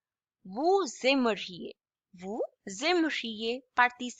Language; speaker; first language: French; non-native, fluent; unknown